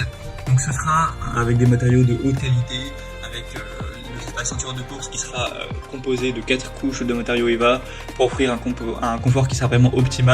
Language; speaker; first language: French; native; French